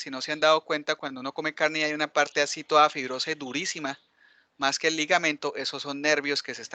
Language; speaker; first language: Spanish; native; Spanish